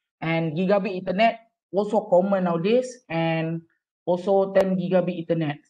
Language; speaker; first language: English; non-native, local second language; Malay